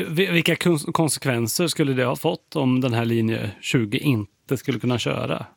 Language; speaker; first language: Swedish; native; Swedish